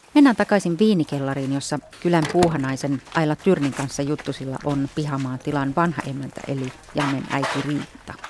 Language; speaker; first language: Finnish; native; Finnish